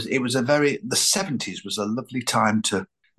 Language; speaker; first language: English; native; English